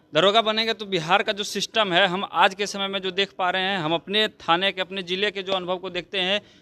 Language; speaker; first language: Hindi; native; Hindi